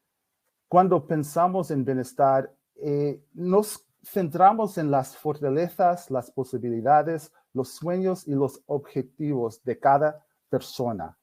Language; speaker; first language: Spanish; non-native, fluent; English